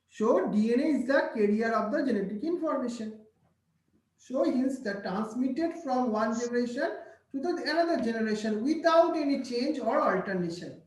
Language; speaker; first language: English; non-native, local second language; Bangla